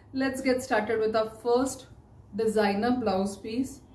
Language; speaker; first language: Hindi; non-native, local second language; Marathi